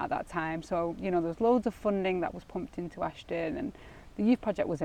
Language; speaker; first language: English; native; English